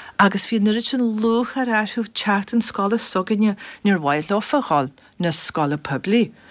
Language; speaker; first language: Irish; non-native, fluent; English